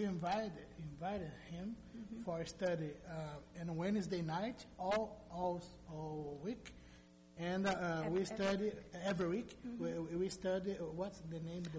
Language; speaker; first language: English; non-native, learner; Portuguese